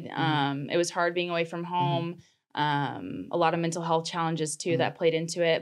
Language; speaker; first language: English; native; English